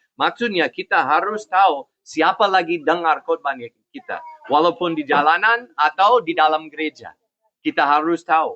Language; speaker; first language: Indonesian; non-native, fluent; English